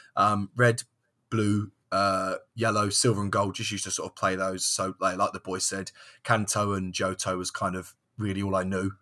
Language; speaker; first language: English; native; English